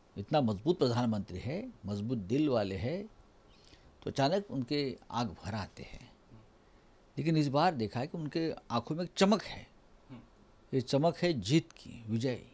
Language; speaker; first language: Hindi; non-native, local second language; Marathi